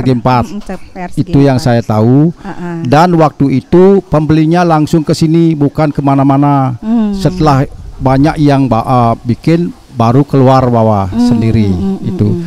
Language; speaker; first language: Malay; non-native, local second language; Balinese